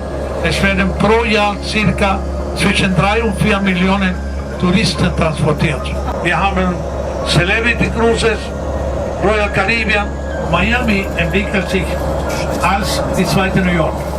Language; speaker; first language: German; non-native, fluent; Spanish